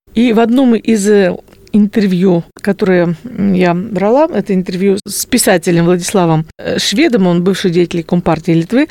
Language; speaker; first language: Russian; native; Russian